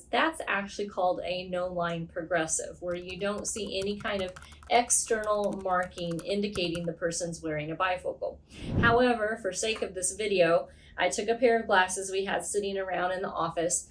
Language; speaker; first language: English; native; English